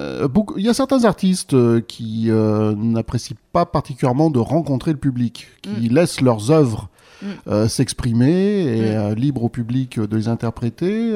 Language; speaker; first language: French; native; French